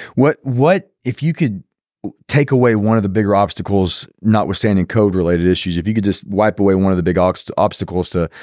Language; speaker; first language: English; native; English